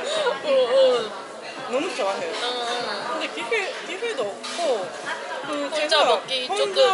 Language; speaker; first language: Korean; non-native, learner; Japanese